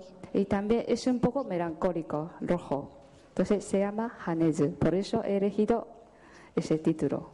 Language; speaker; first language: Spanish; non-native, fluent; Japanese